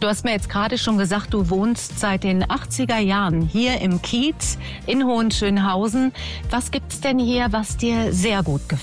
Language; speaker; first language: German; native; German